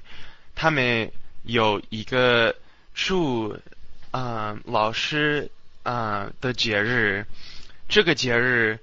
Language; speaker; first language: Chinese; non-native, learner; English